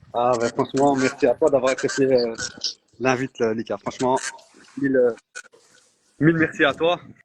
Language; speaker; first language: French; native; French